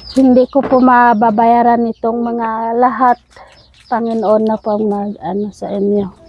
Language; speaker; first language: Filipino; non-native, local second language; Cebuano